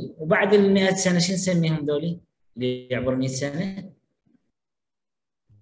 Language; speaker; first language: Arabic; native; Arabic